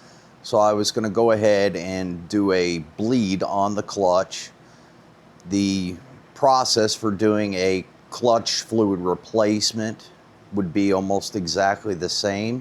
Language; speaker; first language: English; native; English